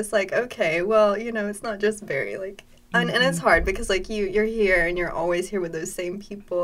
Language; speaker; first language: English; native; English